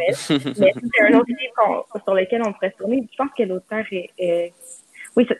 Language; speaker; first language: French; native; French